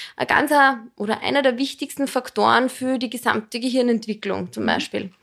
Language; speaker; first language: German; non-native, fluent; Serbian